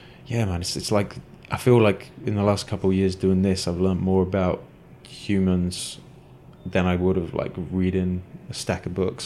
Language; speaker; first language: English; native; English